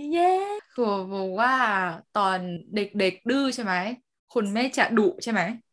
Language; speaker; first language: Thai; non-native, learner; Vietnamese